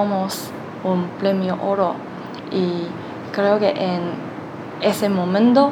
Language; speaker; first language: Spanish; non-native, learner; Chinese